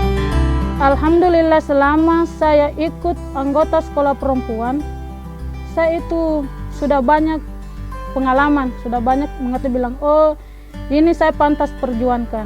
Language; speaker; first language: Indonesian; non-native, local second language; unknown